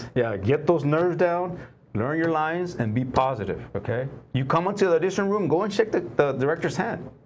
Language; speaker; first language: English; native; English